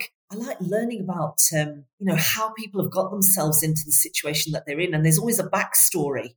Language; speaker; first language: English; native; English